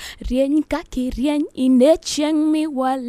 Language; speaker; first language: English; non-native, local second language; Luo (Kenya and Tanzania)